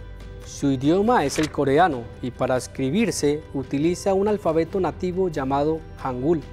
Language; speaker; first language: Spanish; native; Spanish